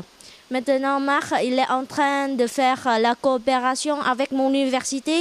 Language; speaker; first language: French; non-native, learner; Vietnamese